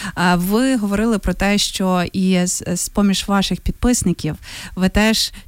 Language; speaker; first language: Ukrainian; native; Ukrainian